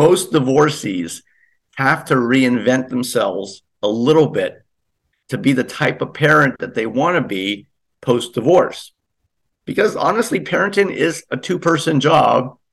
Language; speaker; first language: English; native; English